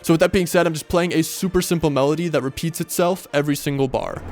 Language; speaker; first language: English; native; English